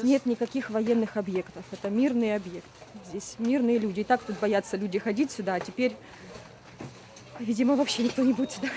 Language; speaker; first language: Russian; native; Russian